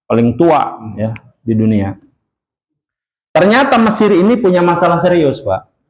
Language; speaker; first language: Indonesian; non-native, local second language; Sundanese